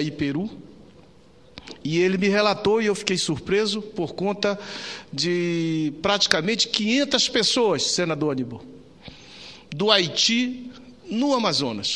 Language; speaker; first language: Portuguese; native; Portuguese